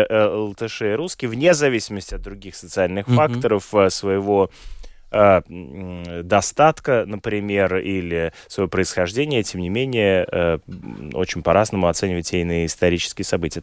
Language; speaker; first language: Russian; native; Russian